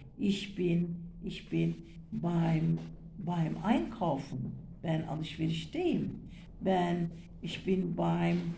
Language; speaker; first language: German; non-native, fluent; Turkish